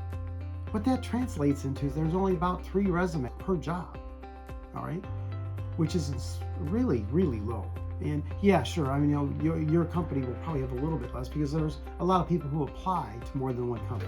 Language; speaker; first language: English; native; English